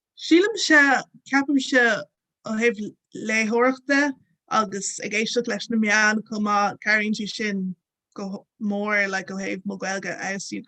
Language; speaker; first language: Irish; non-native, local second language; Yoruba